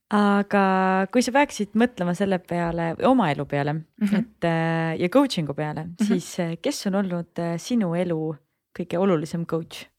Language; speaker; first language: Estonian; native; Estonian